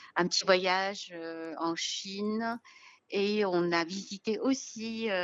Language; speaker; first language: French; non-native, fluent; Chinese